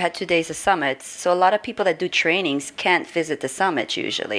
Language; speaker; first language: English; non-native, fluent; Dutch